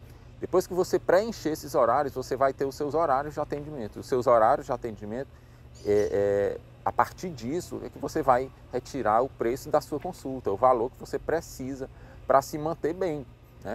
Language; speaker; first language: Portuguese; native; Portuguese